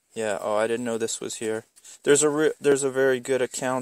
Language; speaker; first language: English; native; English